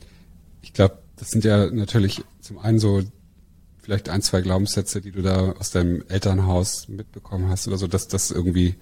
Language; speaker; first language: German; native; German